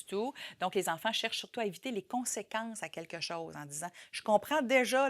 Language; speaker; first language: French; native; French